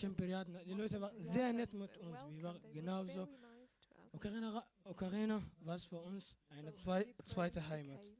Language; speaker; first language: German; non-native, learner; Arabic